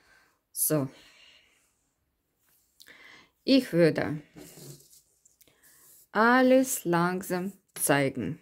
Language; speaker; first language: German; non-native, learner; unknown